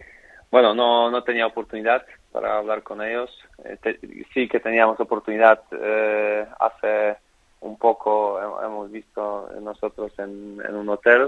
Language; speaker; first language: Spanish; non-native, fluent; Polish